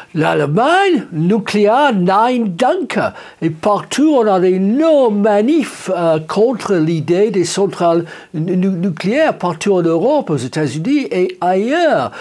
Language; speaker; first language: French; non-native, fluent; English